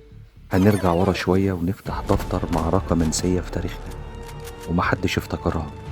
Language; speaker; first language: Arabic; native; Arabic